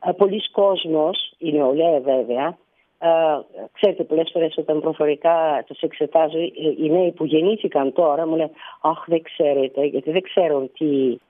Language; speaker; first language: Greek; early bilingual, heritage; Greek